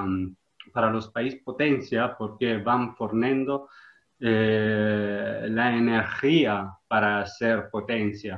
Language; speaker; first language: Spanish; non-native, learner; Italian